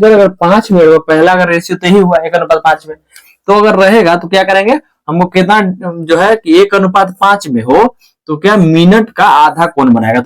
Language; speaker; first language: Hindi; native; Hindi